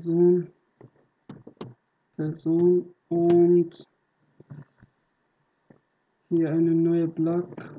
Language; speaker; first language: German; non-native, learner; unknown